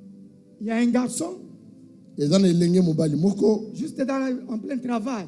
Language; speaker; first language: French; non-native, local second language; Lingala